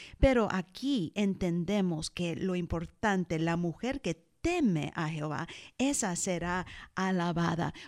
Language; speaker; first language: Spanish; early bilingual, heritage; Spanish